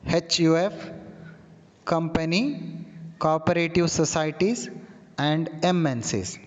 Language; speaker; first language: English; non-native, local second language; Kannada